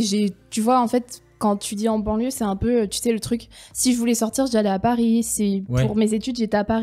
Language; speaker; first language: French; native; French